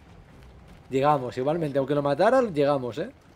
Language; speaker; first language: Spanish; native; Spanish